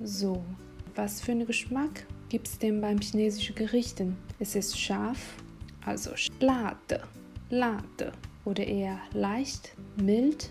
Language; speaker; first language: German; non-native, fluent; Chinese